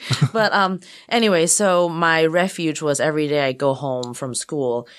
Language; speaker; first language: English; non-native, local second language; Cantonese